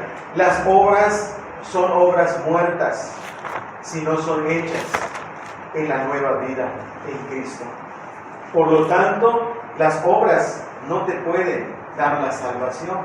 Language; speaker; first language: Spanish; native; Spanish